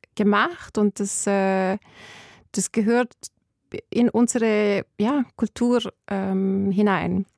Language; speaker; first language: German; early bilingual, other home language; Albanian